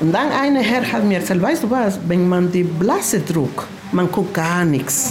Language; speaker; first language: German; non-native, learner; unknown